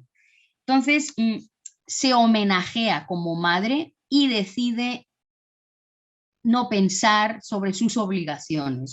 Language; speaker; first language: Spanish; native; Spanish